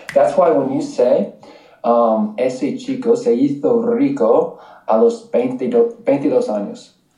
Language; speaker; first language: Spanish; non-native, fluent; English